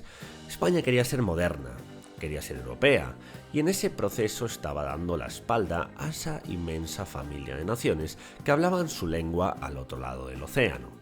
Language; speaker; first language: Spanish; native; Spanish